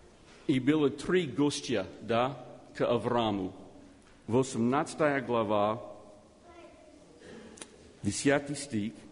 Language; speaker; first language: Russian; non-native, learner; English